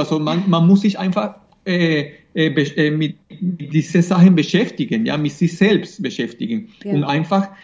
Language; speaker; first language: German; non-native, fluent; Spanish